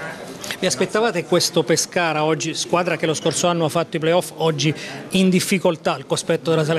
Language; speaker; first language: Italian; native; Italian